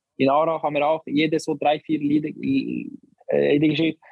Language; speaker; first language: German; non-native, learner; Albanian